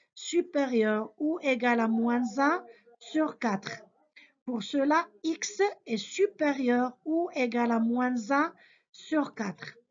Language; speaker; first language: French; non-native, local second language; Arabic